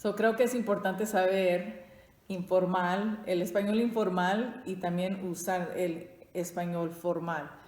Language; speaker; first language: Spanish; early bilingual, heritage; Spanish